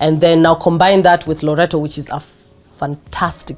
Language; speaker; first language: English; non-native, local second language; Swahili